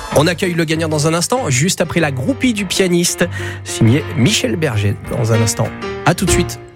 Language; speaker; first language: French; native; French